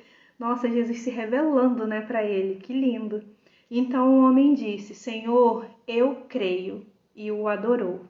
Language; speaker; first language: Portuguese; native; Portuguese